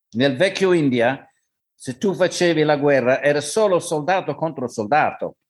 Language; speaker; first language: Italian; non-native, learner; English